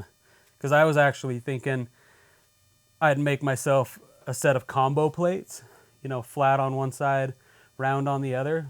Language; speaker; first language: English; native; English